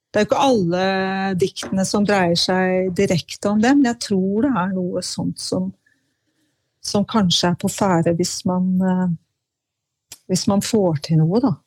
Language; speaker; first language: Norwegian; native; Norwegian